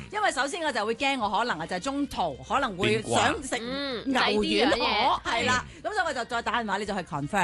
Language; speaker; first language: Cantonese; native; Cantonese